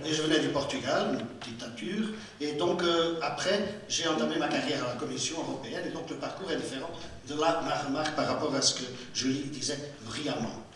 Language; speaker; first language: French; non-native, fluent; Portuguese